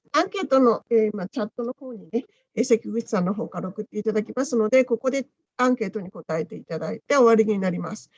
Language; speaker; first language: Japanese; native; Japanese